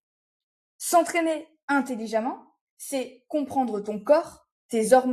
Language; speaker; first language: French; native; French